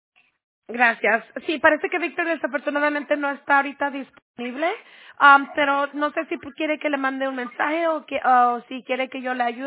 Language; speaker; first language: Spanish; early bilingual, heritage; Spanish